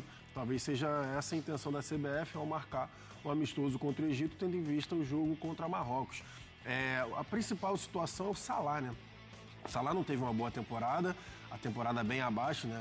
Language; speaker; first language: Portuguese; native; Portuguese